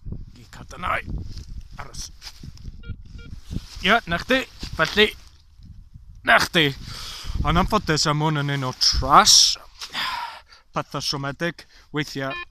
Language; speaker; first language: Welsh; non-native, learner; English